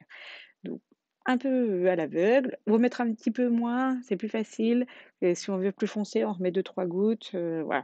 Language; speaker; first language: French; native; French